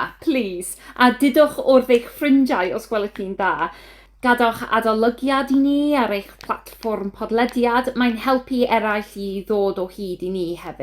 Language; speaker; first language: Welsh; non-native, learner; English